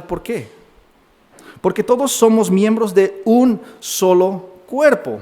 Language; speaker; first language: Spanish; native; Spanish